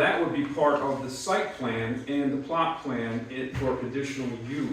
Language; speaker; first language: English; native; English